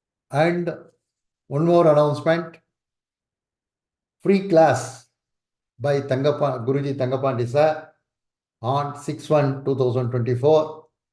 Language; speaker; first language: English; non-native, local second language; Tamil